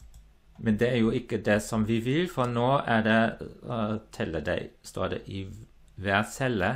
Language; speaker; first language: Norwegian; non-native, fluent; German